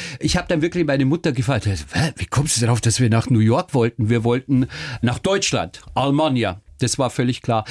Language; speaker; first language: German; early bilingual, other home language; Turkish